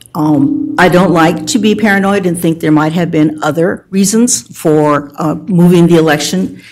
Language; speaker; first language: English; early bilingual, other home language; Spanish